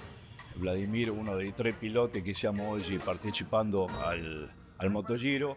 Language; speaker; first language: Italian; non-native, fluent; Spanish